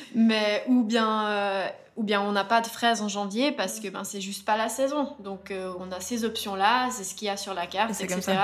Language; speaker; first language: French; native; French